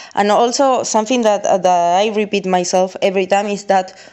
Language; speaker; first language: English; non-native, fluent; Spanish